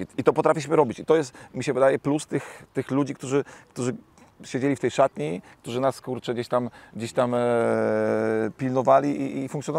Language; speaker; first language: Polish; native; Polish